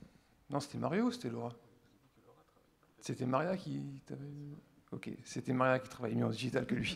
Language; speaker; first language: French; native; French